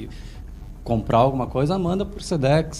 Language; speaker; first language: Portuguese; native; Portuguese